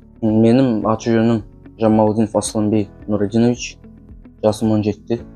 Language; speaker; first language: Kazakh; non-native, local second language; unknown